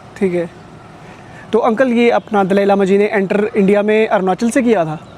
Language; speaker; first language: Hindi; native; Hindi